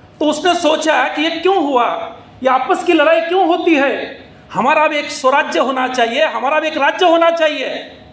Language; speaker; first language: Hindi; non-native, local second language; Marathi